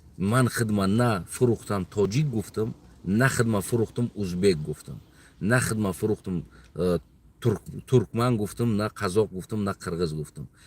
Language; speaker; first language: Tajik; non-native, local second language; Uzbek